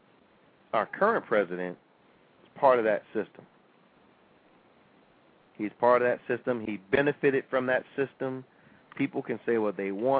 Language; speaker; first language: English; native; English